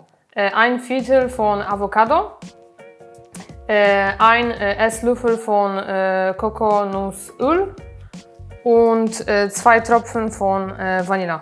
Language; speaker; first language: German; non-native, learner; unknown